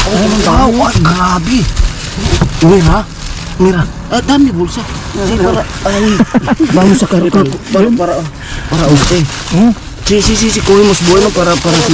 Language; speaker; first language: Spanish; non-native, learner; Filipino